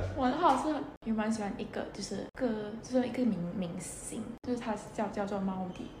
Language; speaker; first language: Chinese; non-native, fluent; Indonesian